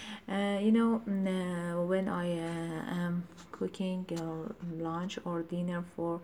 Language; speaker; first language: English; non-native, learner; Persian